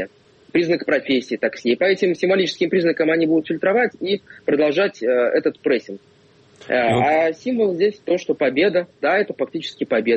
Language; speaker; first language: Russian; native; Russian